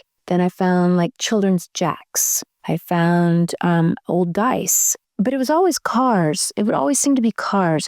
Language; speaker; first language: English; native; English